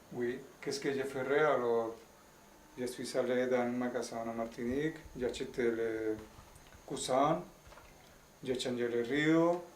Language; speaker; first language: French; non-native, learner; Spanish